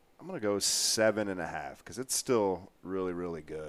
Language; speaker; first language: English; native; English